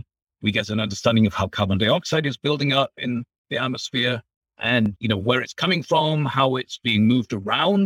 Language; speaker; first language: English; native; English